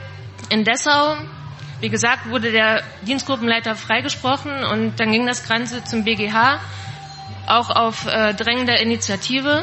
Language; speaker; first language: German; native; German